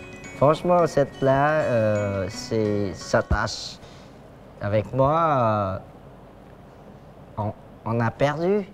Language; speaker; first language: French; non-native, fluent; Vietnamese